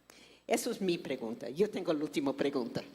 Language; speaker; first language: Spanish; non-native, fluent; English